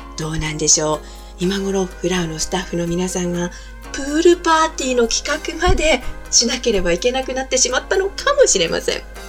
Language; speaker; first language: Japanese; native; Japanese